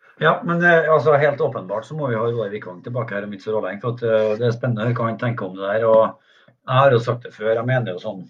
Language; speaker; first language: Norwegian; native; Norwegian